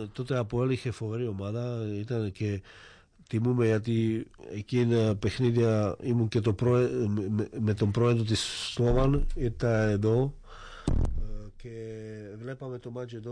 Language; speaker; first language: Greek; non-native, fluent; Slovak